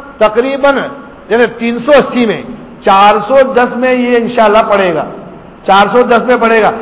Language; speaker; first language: Urdu; non-native, local second language; Gujarati